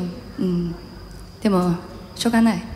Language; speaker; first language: Japanese; non-native, learner; Chinese